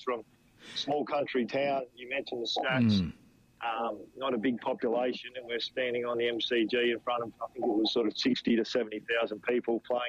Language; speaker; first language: English; native; English